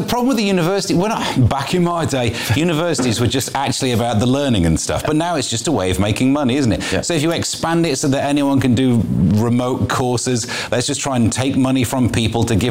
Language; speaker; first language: English; native; English